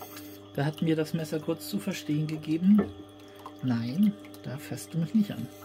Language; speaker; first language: German; native; German